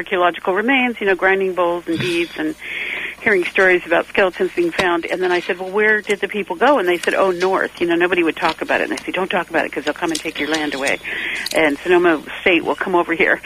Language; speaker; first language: English; native; English